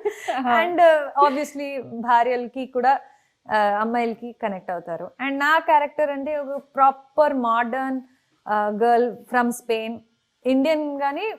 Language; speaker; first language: Telugu; non-native, fluent; Kannada